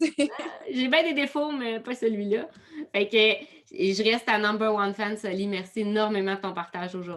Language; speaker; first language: French; native; French